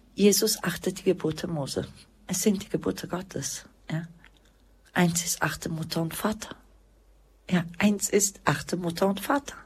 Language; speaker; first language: German; early bilingual, other home language; Croatian